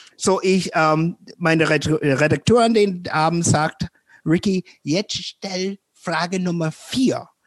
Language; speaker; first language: German; non-native, fluent; English